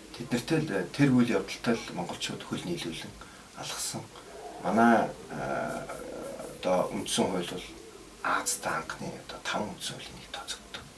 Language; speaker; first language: Mongolian; native; Mongolian